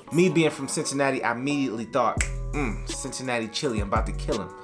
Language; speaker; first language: English; native; English